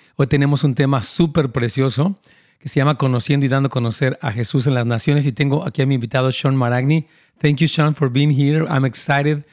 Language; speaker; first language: Spanish; native; Spanish